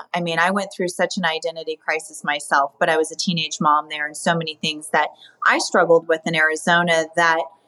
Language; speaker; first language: English; native; English